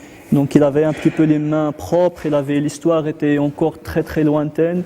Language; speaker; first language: French; non-native, local second language; Kabyle